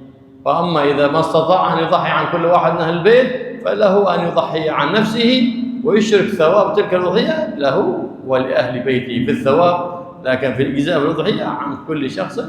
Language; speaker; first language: Arabic; native; Arabic